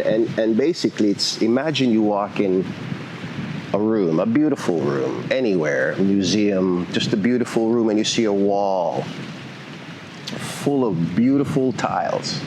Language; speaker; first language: English; native; English